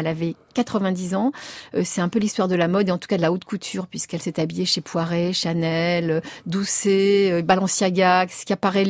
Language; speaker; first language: French; native; French